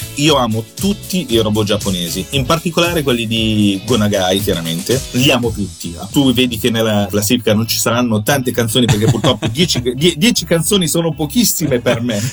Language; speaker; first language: Italian; native; Italian